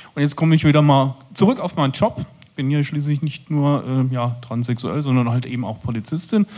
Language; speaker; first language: German; native; German